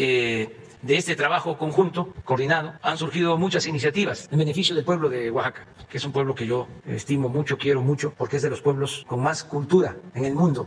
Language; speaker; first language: Spanish; native; Spanish